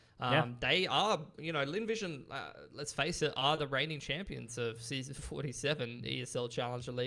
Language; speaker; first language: English; native; English